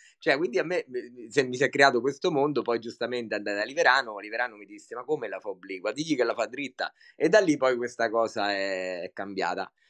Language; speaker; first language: Italian; native; Italian